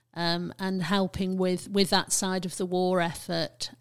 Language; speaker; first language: English; native; English